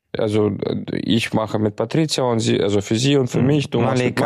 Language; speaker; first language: German; native; German